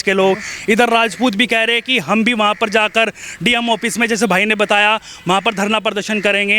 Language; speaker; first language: Hindi; native; Hindi